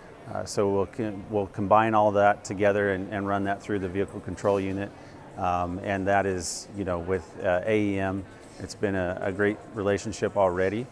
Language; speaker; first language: English; native; English